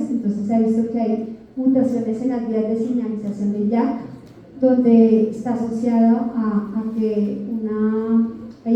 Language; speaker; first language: Spanish; native; Spanish